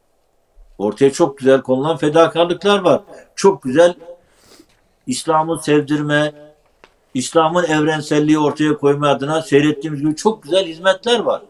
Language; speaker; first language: Turkish; native; Turkish